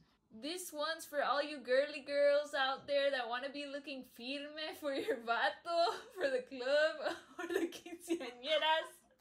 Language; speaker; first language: English; early bilingual, other home language; Spanish